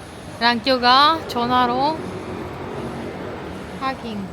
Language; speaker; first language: Korean; non-native, learner; Japanese